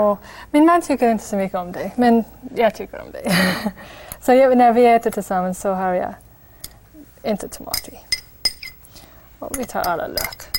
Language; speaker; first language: Swedish; non-native, fluent; English